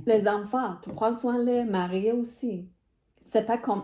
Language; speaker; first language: French; non-native, learner; Persian